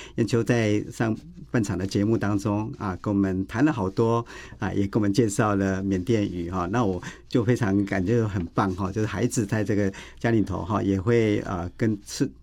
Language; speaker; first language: Chinese; native; Chinese